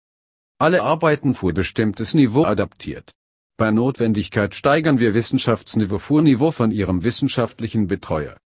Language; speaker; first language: German; non-native, learner; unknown